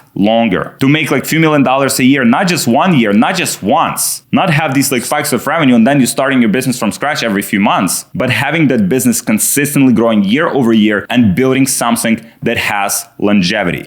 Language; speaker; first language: English; non-native, fluent; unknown